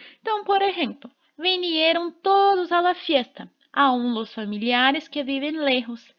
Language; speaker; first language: Spanish; non-native, fluent; Portuguese